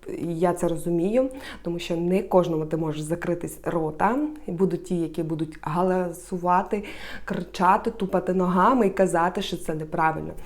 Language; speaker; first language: Ukrainian; native; Ukrainian